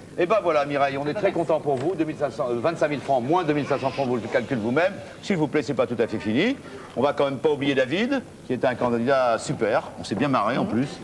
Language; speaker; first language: French; native; French